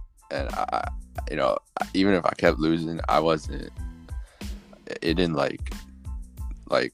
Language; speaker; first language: English; native; English